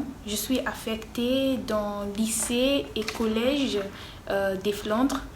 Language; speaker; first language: French; non-native, fluent; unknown